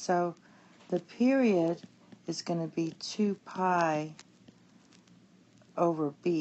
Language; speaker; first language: English; native; English